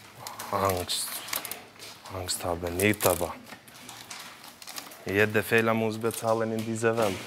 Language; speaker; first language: German; non-native, learner; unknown